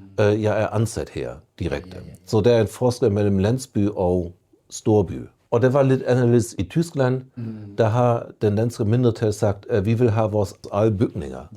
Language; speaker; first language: Danish; non-native, fluent; German